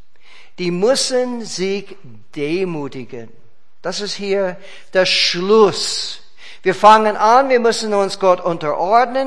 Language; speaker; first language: German; non-native, fluent; English